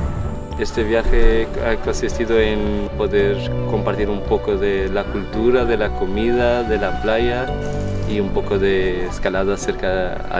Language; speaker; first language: Spanish; non-native, fluent; Portuguese